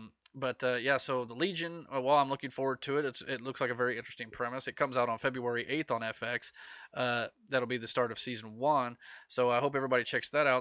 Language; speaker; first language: English; native; English